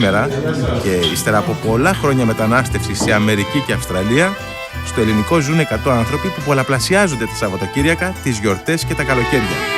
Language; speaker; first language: Greek; native; Greek